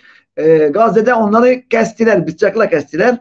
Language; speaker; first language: Turkish; non-native, fluent; Arabic